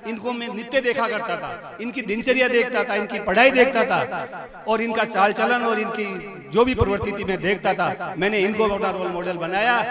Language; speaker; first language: Hindi; native; Hindi